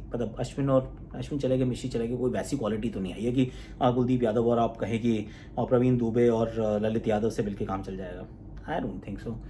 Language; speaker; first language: Hindi; native; Hindi